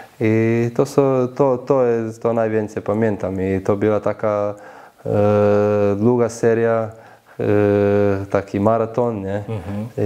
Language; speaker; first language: Polish; non-native, learner; Slovenian